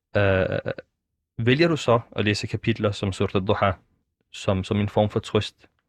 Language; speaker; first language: Danish; early bilingual, other home language; Arabic